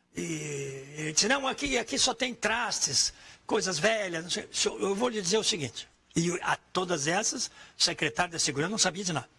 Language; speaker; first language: Portuguese; native; Portuguese